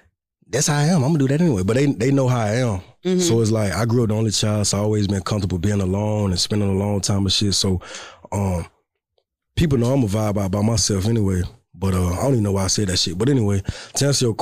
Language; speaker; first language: English; native; English